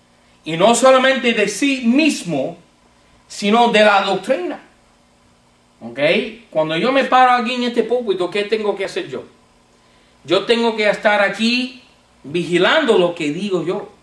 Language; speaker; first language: Spanish; non-native, fluent; English